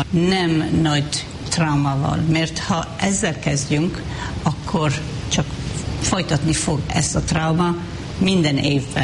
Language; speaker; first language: Hungarian; non-native, fluent; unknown